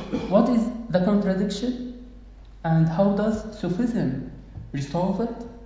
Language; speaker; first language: English; non-native, fluent; Arabic